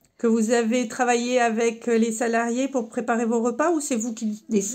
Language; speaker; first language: French; native; French